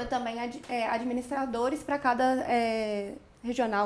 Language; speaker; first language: Portuguese; native; Portuguese